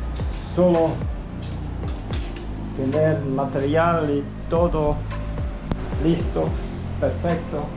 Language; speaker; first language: Spanish; non-native, fluent; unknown